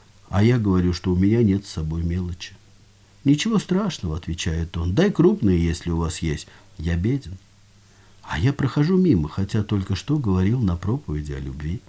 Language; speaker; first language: Russian; native; Russian